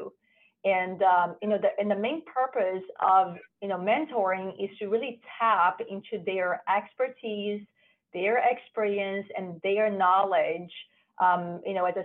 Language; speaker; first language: English; non-native, fluent; Portuguese